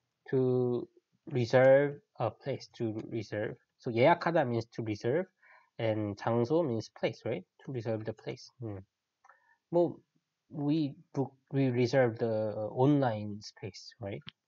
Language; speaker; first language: English; non-native, fluent; Korean